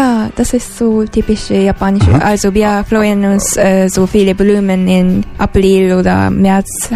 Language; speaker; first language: German; non-native, learner; Japanese